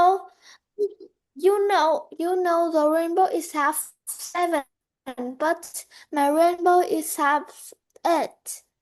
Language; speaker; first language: English; non-native, learner; Vietnamese